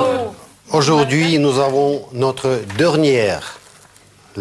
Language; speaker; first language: French; non-native, fluent; Russian